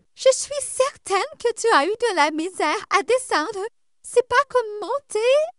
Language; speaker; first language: French; native; French